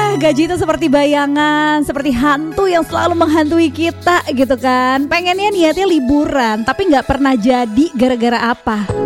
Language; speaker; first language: Indonesian; native; Indonesian